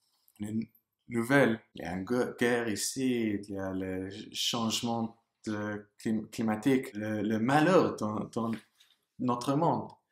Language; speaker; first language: French; non-native, learner; English